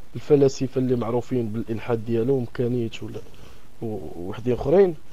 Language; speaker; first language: Arabic; native; Arabic